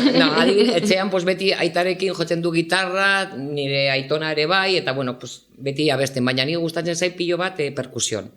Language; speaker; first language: Basque; non-native, local second language; Spanish